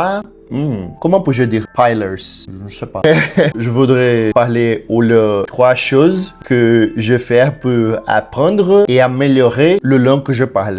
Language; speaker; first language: French; non-native, learner; Portuguese